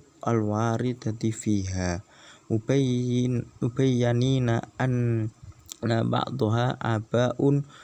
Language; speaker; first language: Arabic; non-native, learner; Indonesian